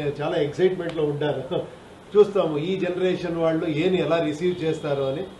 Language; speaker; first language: Telugu; non-native, learner; Kannada